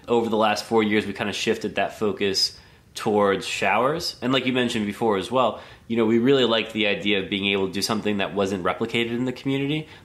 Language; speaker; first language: English; native; English